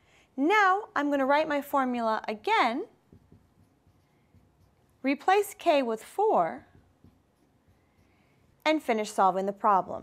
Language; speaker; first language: English; native; English